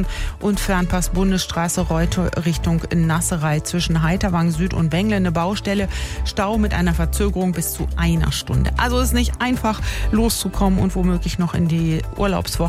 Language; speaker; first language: German; native; German